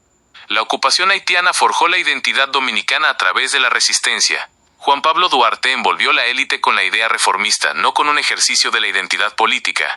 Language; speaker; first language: Spanish; native; Spanish